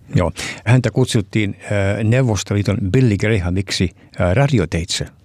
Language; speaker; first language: Finnish; early bilingual, heritage; Finnish